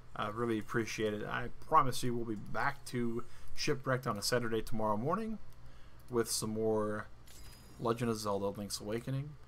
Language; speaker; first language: English; native; English